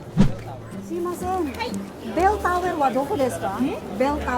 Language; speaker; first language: Japanese; non-native, learner; Filipino